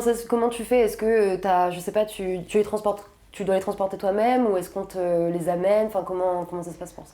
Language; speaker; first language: French; native; French